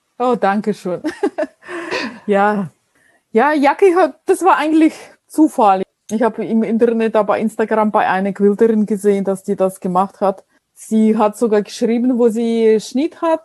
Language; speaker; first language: German; non-native, fluent; Russian